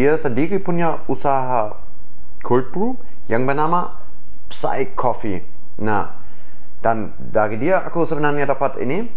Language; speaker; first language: Indonesian; non-native, fluent; German